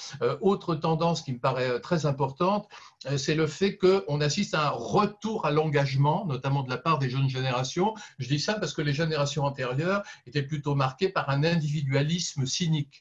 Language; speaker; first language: French; native; French